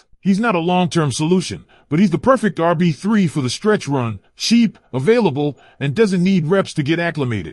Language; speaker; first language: English; native; English